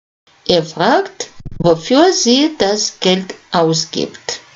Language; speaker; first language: German; non-native, fluent; Russian